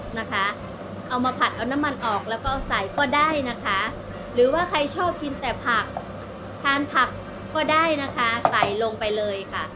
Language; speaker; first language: Thai; native; Thai